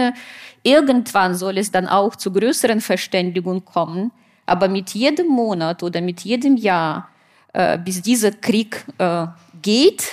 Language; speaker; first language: German; non-native, fluent; Russian